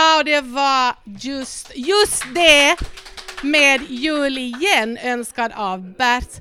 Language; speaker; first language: Swedish; non-native, local second language; Spanish